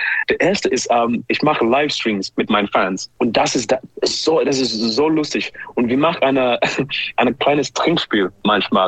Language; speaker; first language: German; non-native, learner; English